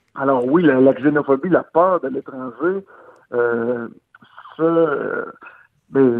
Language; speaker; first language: French; native; French